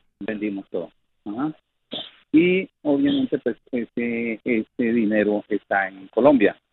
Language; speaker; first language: Spanish; native; Spanish